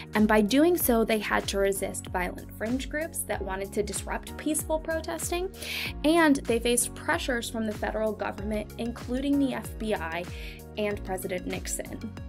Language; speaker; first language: English; native; English